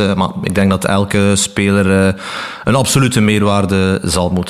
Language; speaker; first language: Dutch; native; Dutch